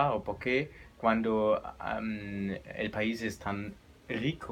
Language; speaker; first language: Spanish; non-native, learner; German